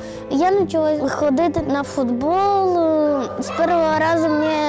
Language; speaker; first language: Ukrainian; non-native, local second language; Russian